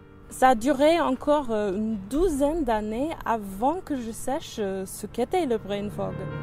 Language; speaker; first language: French; non-native, fluent; English